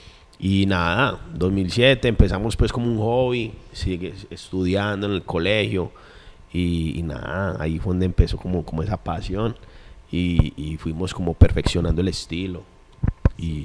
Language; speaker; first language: Spanish; native; Spanish